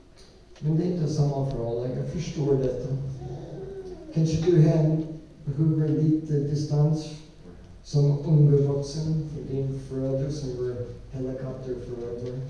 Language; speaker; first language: Swedish; non-native, learner; English